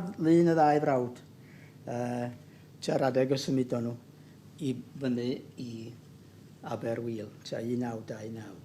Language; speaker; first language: Welsh; native; Welsh